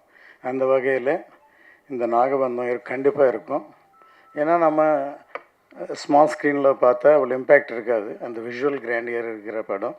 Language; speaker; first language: Tamil; native; Tamil